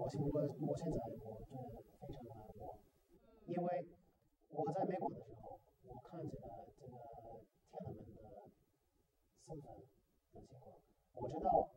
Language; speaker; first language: Chinese; non-native, learner; English